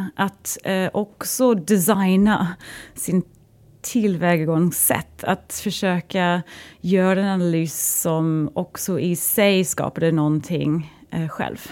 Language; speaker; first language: Swedish; non-native, fluent; English